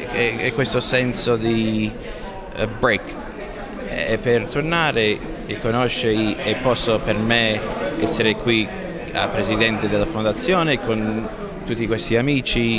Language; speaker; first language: Italian; non-native, learner; English